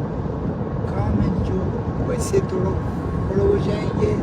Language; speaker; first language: Hindi; non-native, learner; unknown